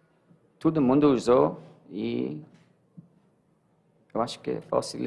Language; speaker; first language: Portuguese; non-native, learner; English